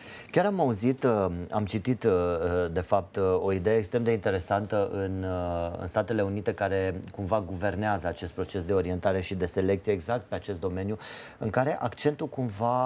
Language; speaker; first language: Romanian; native; Romanian